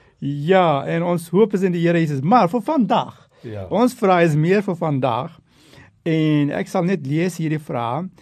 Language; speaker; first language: Afrikaans; non-native, fluent; Turkish